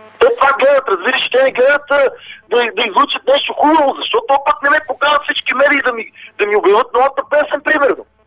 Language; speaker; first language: Bulgarian; non-native, local second language; Romany